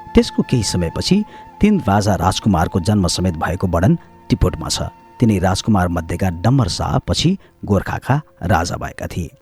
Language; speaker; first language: Nepali; native; Nepali